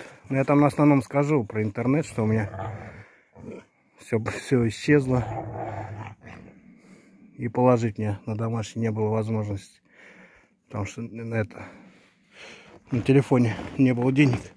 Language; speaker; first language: Russian; native; Russian